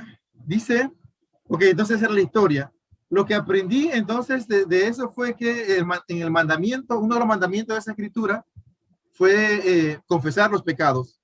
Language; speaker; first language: Spanish; native; Spanish